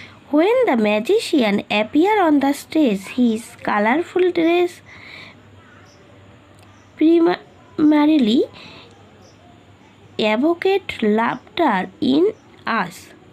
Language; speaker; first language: English; non-native, local second language; Bangla